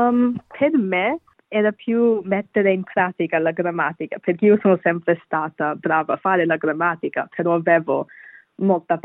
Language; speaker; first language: Italian; non-native, fluent; Bangla